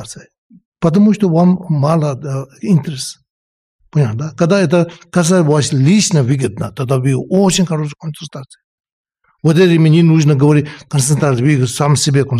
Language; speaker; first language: Russian; non-native, learner; Tibetan